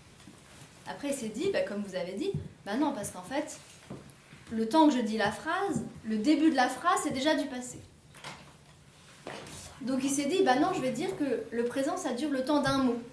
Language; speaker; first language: French; native; French